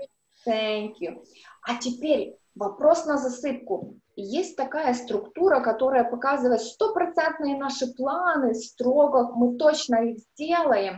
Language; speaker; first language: Russian; native; Russian